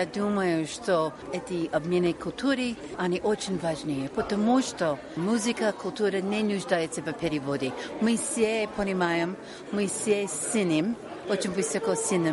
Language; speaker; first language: Russian; non-native, fluent; English